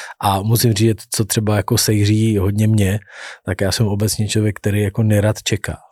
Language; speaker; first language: Czech; native; Czech